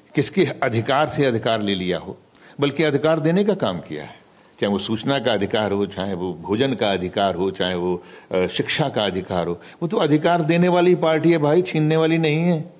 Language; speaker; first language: Hindi; native; Hindi